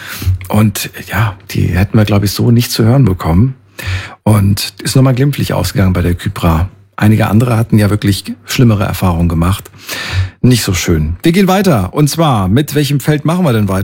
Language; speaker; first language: German; native; German